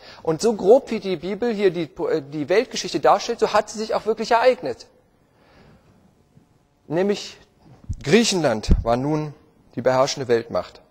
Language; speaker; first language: German; native; German